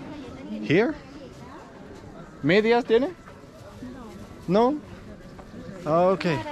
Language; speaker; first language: Spanish; non-native, learner; Danish